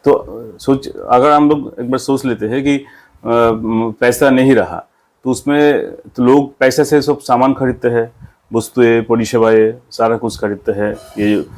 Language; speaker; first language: Hindi; non-native, local second language; Bangla